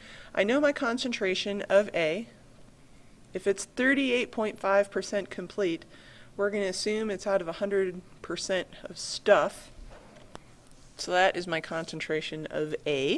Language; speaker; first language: English; native; English